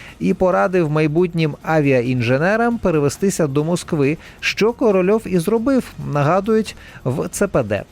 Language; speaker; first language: Ukrainian; native; Ukrainian